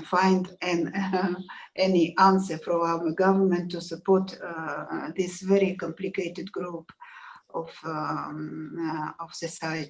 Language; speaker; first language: English; non-native, learner; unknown